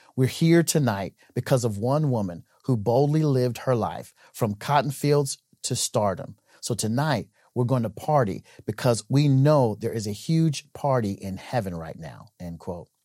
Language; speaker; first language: English; native; English